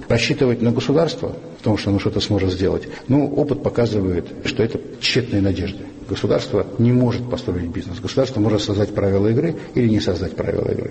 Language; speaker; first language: Russian; native; Russian